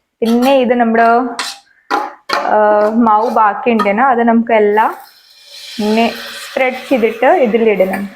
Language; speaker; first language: Malayalam; non-native, local second language; Hindi